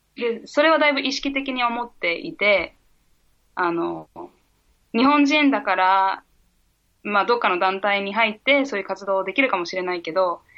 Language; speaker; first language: Japanese; early bilingual, heritage; Japanese